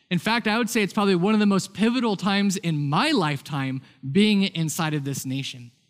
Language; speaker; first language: English; native; English